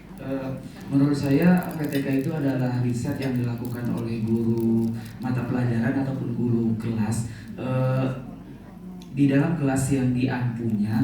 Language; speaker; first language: Indonesian; native; Indonesian